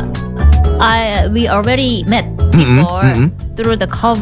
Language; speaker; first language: English; non-native, learner; Korean